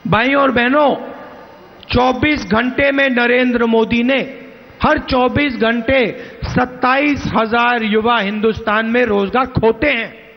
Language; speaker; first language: Hindi; native; Hindi